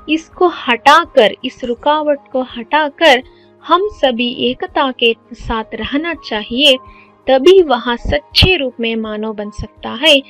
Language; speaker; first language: Hindi; non-native, local second language; Kannada